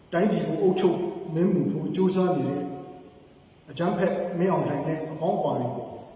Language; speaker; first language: Burmese; non-native, local second language; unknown